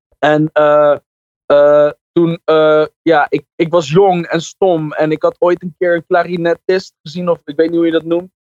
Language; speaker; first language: Dutch; native; Dutch